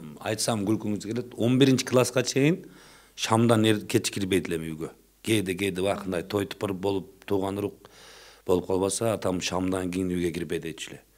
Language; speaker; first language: Kyrgyz; non-native, local second language; Uzbek